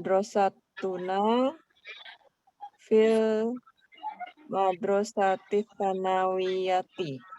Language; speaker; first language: Arabic; non-native, learner; Indonesian